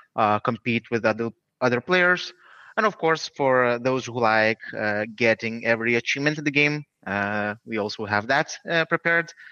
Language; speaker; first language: English; non-native, fluent; Lithuanian